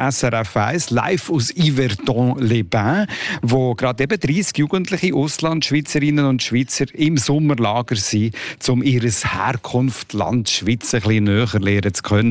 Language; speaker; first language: German; native; German